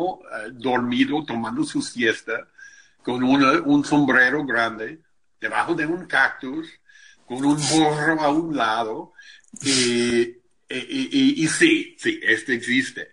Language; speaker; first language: Spanish; non-native, fluent; English